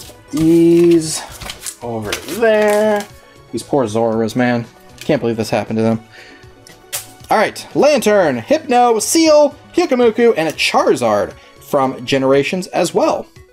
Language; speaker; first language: English; native; English